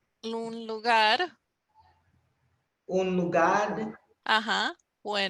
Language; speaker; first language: Spanish; non-native, fluent; English